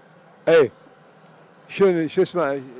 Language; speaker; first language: Arabic; native; Arabic